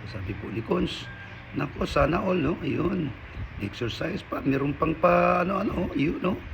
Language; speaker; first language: Filipino; non-native, local second language; Cebuano